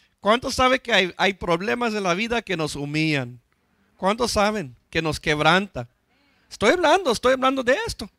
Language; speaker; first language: Spanish; non-native, fluent; English